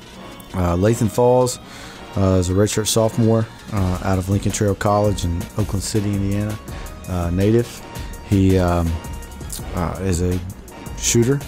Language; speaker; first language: English; native; English